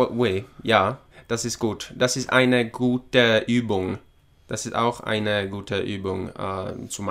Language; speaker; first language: German; non-native, learner; English